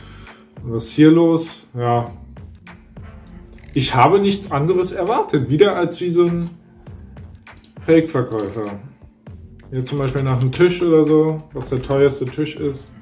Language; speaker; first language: German; native; German